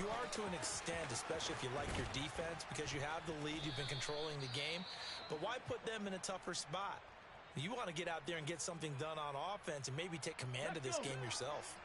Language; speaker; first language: English; native; English